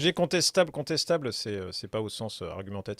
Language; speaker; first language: French; native; French